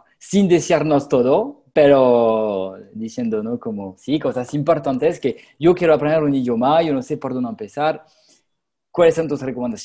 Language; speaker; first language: Spanish; non-native, fluent; French